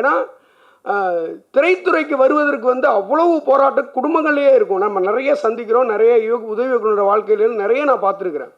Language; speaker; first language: Tamil; native; Tamil